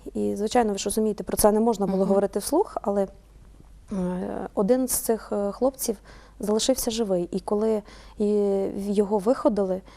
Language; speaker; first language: Ukrainian; native; Ukrainian